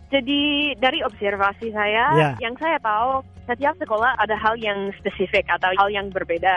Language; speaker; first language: Indonesian; non-native, fluent; English